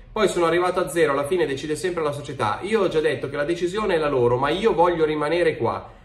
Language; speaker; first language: Italian; native; Italian